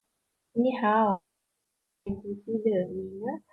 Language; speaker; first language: Chinese; non-native, learner; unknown